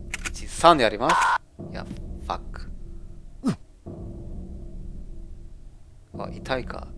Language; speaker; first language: Japanese; non-native, learner; German